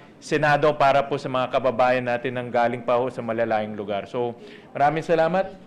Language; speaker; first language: Filipino; native; Filipino